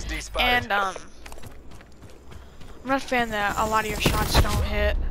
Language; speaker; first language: English; native; English